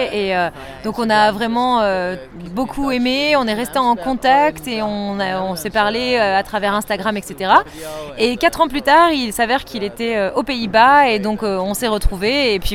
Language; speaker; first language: French; non-native, fluent; Dutch